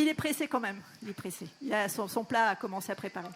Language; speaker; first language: French; native; French